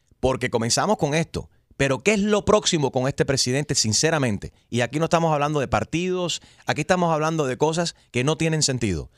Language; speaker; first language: Spanish; early bilingual, heritage; Spanish